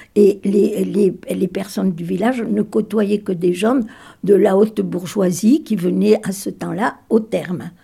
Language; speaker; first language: French; native; French